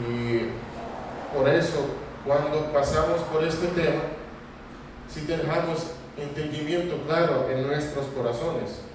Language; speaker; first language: Spanish; non-native, fluent; Russian